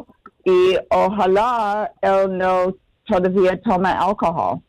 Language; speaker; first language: Spanish; non-native, fluent; English